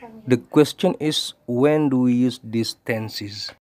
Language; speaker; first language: English; non-native, fluent; Indonesian